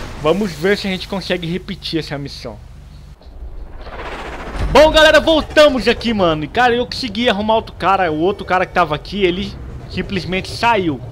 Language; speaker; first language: Portuguese; native; Portuguese